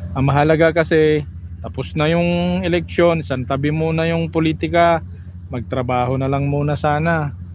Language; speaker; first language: Filipino; non-native, local second language; Iloko